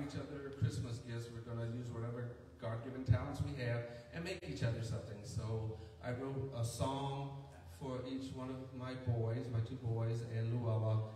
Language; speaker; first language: English; native; English